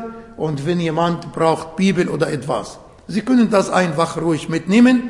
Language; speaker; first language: German; non-native, fluent; Arabic